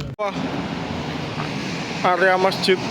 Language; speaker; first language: Indonesian; native; Indonesian